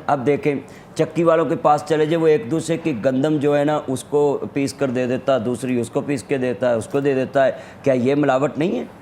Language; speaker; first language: Urdu; non-native, local second language; Punjabi